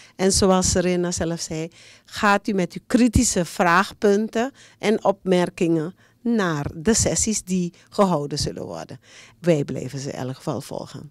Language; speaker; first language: Dutch; native; Dutch